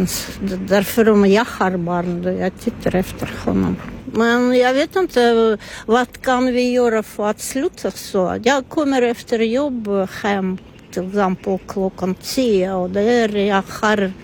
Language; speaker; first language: Swedish; non-native, learner; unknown